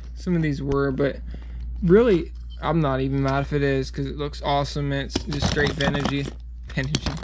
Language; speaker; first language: English; native; English